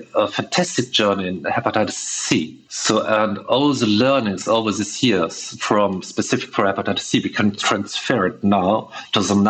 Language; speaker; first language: English; non-native, fluent; German